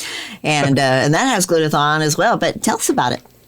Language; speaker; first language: English; native; English